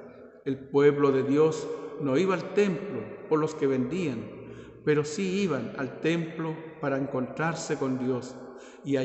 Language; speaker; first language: Spanish; native; Spanish